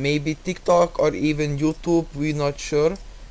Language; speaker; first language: English; non-native, learner; Russian